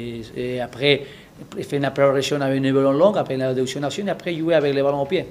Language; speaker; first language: French; non-native, learner; Spanish